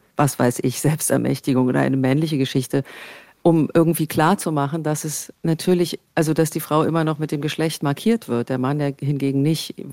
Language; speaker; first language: German; native; German